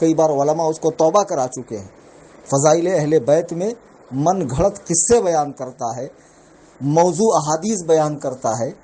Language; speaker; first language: Urdu; native; Urdu